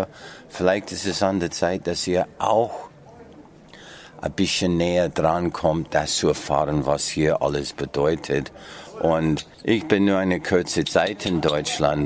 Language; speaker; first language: German; non-native, fluent; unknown